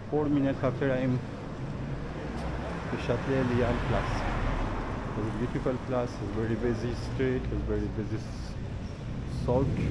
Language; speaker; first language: English; non-native, learner; Persian